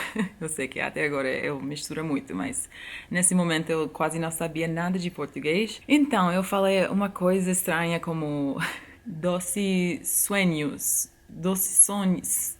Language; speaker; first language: Portuguese; non-native, fluent; English